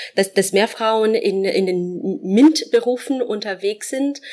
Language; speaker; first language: German; non-native, fluent; Portuguese